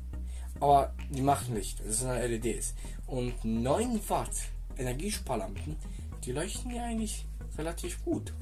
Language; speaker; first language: German; non-native, fluent; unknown